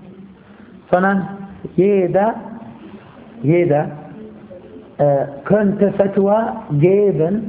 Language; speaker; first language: German; non-native, fluent; Arabic